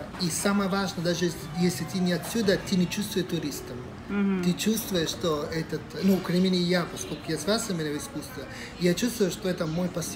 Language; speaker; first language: Russian; non-native, fluent; Italian